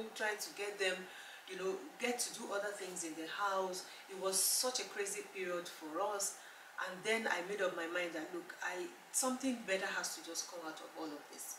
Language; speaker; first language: English; non-native, local second language; Yoruba